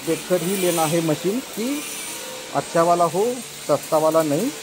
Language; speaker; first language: Hindi; non-native, local second language; Marathi